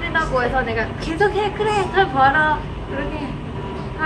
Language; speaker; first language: Korean; non-native, fluent; Thai